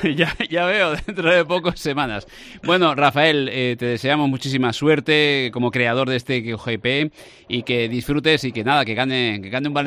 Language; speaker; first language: Spanish; native; Spanish